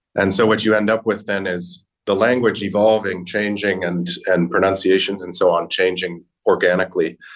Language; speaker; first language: English; native; English